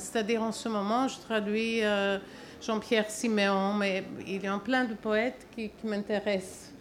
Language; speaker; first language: French; non-native, fluent; Greek